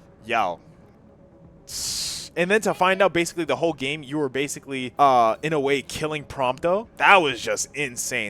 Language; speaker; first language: English; native; English